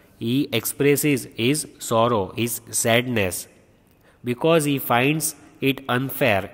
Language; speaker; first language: English; non-native, local second language; Gujarati